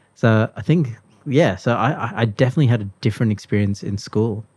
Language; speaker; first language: English; native; English